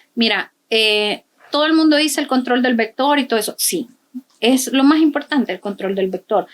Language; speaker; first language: Spanish; native; Spanish